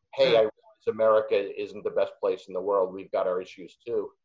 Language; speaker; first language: English; native; English